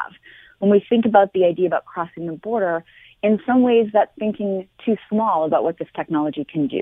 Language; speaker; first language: English; native; English